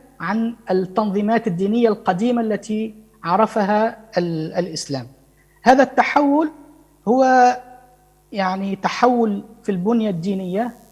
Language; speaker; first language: Arabic; native; Arabic